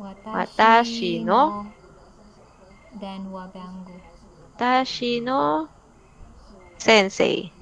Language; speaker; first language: Japanese; non-native, fluent; Filipino